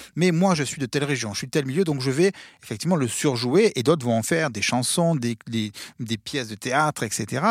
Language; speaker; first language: French; native; French